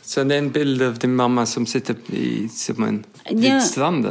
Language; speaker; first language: Swedish; non-native, fluent; English